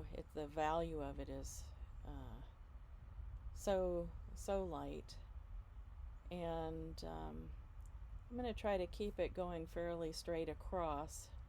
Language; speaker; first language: English; native; English